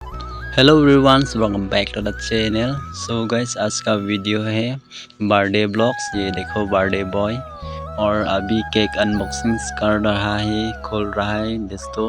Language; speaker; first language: Hindi; non-native, local second language; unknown